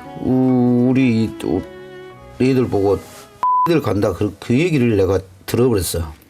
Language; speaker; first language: Korean; native; Korean